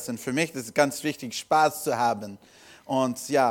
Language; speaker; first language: German; non-native, learner; English